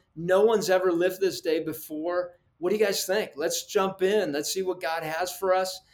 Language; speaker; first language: English; early bilingual, other home language; Spanish